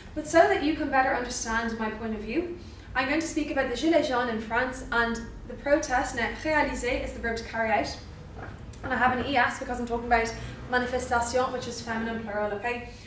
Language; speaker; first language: English; native; English